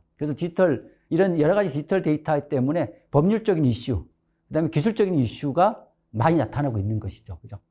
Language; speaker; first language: Korean; native; Korean